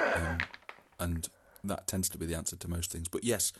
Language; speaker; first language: English; native; English